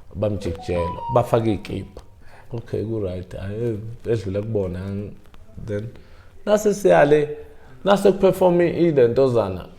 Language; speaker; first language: Zulu; native; Zulu